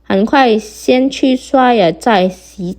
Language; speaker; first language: Chinese; non-native, fluent; Indonesian